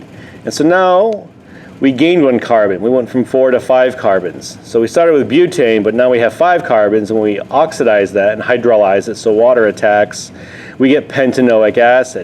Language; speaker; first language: English; native; English